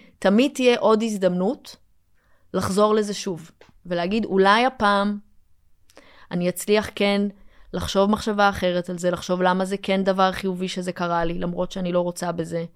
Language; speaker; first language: Hebrew; early bilingual, other home language; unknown